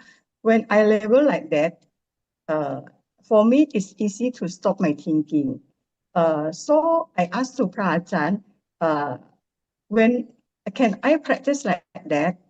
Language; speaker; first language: English; non-native, learner; Indonesian